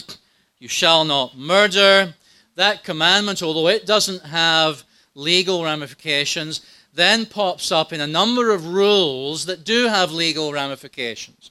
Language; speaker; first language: English; native; English